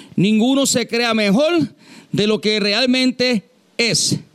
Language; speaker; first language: Spanish; native; Spanish